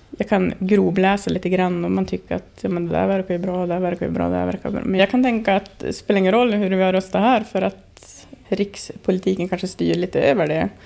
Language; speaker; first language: Swedish; native; Swedish